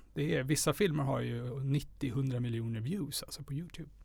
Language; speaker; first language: Swedish; native; Swedish